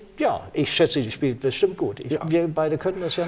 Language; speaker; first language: German; native; German